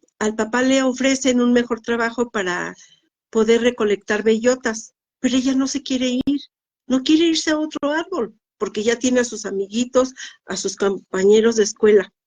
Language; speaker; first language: Spanish; native; Spanish